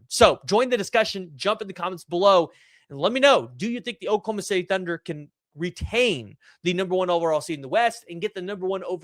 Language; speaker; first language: English; native; English